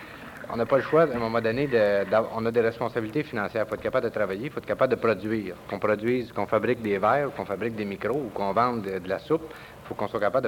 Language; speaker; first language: French; native; French